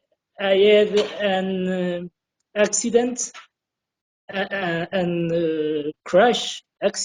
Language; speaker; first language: English; non-native, learner; Portuguese